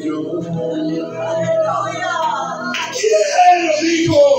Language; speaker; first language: Spanish; native; Spanish